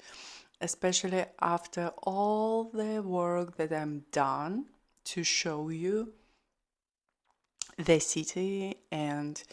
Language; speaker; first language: English; non-native, fluent; Georgian